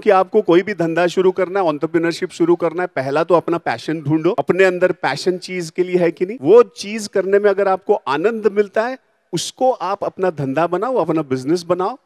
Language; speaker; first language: Hindi; non-native, local second language; Marathi